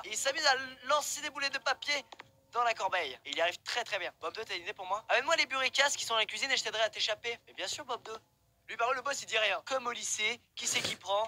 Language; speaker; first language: French; native; French